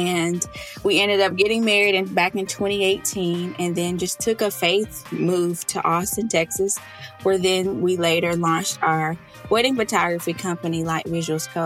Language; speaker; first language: English; native; English